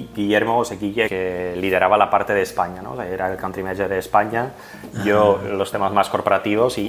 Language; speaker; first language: Spanish; non-native, fluent; Dutch